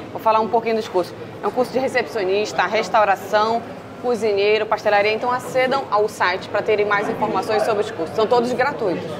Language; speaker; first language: Portuguese; native; Portuguese